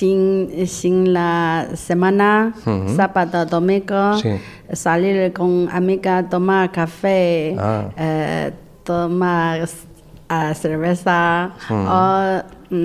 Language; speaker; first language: Spanish; non-native, learner; Chinese